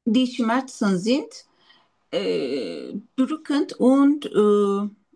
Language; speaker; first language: German; non-native, learner; Turkish